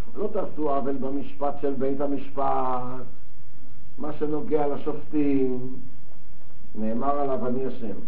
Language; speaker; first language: Hebrew; native; Hebrew